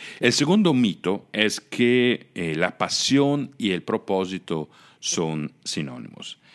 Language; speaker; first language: Spanish; non-native, fluent; Italian